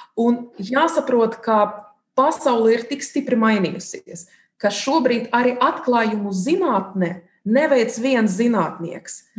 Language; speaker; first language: Latvian; non-native, fluent; Russian